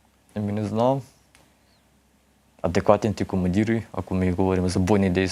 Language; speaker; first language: Bulgarian; early bilingual, heritage; Russian